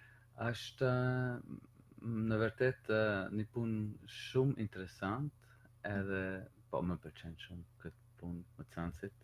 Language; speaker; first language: Albanian; non-native, learner; German